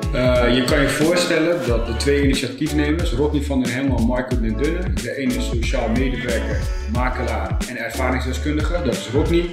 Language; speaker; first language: Dutch; native; Dutch